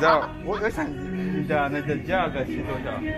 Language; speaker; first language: Chinese; non-native, learner; Rundi